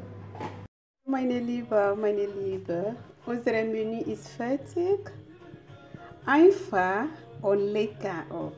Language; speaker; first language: German; non-native, learner; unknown